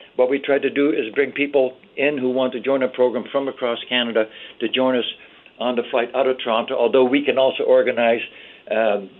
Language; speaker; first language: English; early bilingual, other home language; Dutch